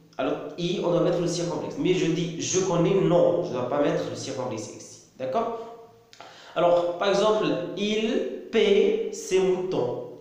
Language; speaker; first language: French; non-native, local second language; Arabic